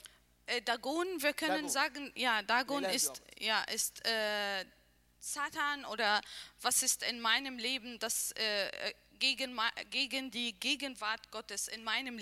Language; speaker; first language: German; non-native, learner; Arabic